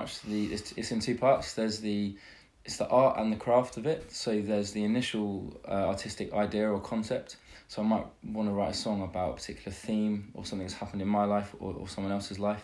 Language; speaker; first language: English; native; English